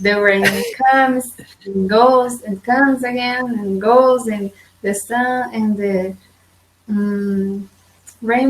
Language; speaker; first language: English; non-native, learner; Portuguese